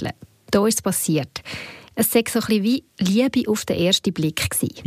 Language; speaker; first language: German; native; German